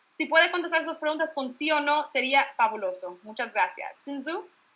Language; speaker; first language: Spanish; early bilingual, heritage; Spanish